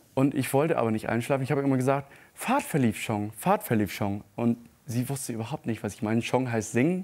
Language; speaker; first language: German; non-native, local second language; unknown